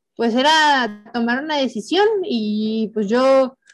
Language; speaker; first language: Spanish; native; Spanish